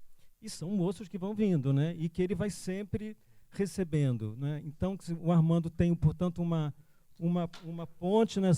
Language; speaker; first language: Portuguese; native; Portuguese